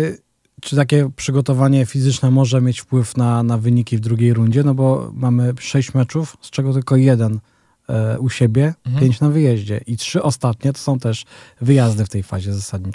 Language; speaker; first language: Polish; native; Polish